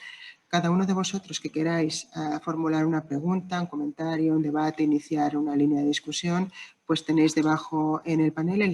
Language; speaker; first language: Spanish; native; Spanish